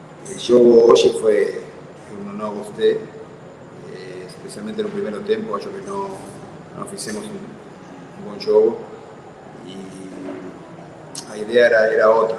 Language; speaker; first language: Portuguese; non-native, fluent; Spanish